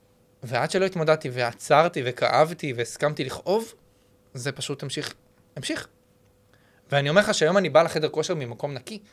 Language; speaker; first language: Hebrew; native; Hebrew